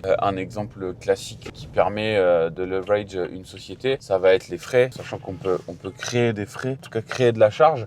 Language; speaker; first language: French; native; French